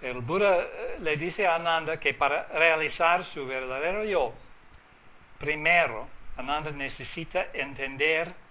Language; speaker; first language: Spanish; non-native, fluent; English